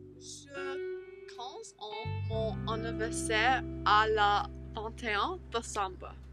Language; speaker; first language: French; non-native, learner; English